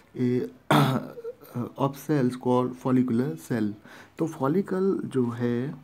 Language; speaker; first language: Hindi; non-native, local second language; Gujarati